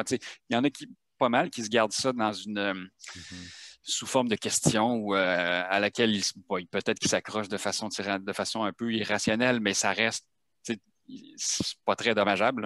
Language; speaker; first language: French; native; French